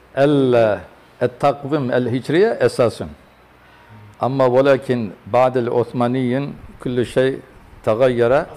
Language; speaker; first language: Arabic; non-native, fluent; Turkish